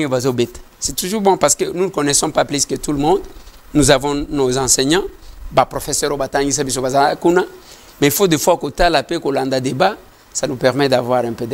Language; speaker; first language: French; non-native, local second language; Lingala